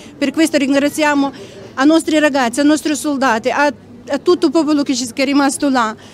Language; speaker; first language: Italian; non-native, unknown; Ukrainian